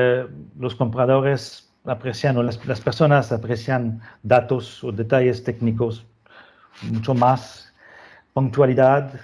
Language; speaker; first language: Spanish; non-native, fluent; French